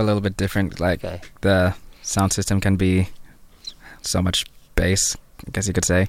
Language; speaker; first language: English; native; English